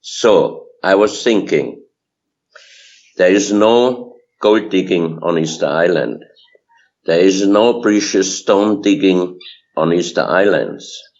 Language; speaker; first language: English; non-native, fluent; German